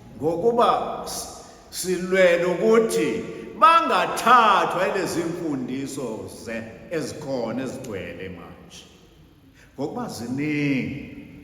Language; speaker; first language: Zulu; non-native, local second language; Xhosa